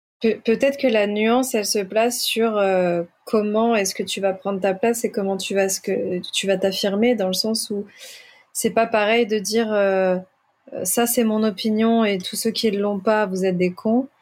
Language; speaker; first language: French; native; French